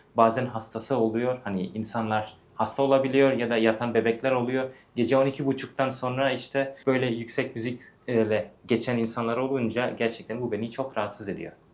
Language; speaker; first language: Turkish; early bilingual, heritage; English